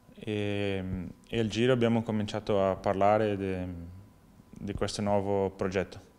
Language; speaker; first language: Italian; non-native, fluent; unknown